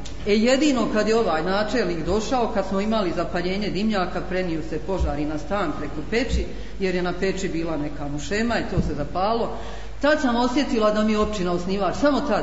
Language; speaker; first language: Croatian; native; Croatian